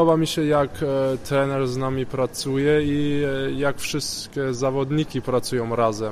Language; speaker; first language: Polish; early bilingual, heritage; Polish